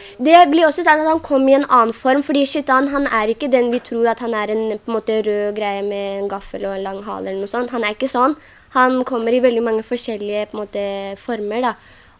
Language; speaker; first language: Norwegian; non-native, local second language; Urdu